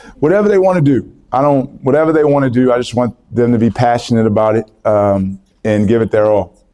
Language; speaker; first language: English; native; English